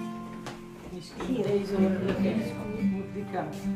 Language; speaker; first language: Dutch; non-native, learner; Indonesian